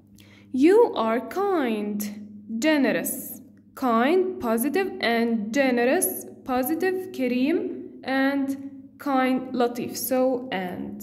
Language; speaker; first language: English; non-native, fluent; Arabic